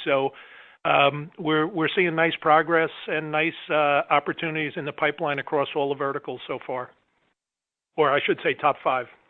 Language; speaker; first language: English; native; English